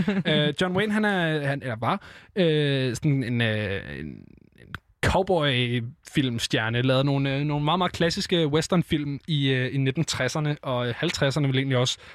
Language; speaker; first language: Danish; native; Danish